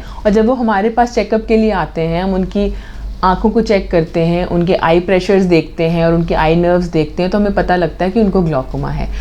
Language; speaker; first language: Hindi; native; Hindi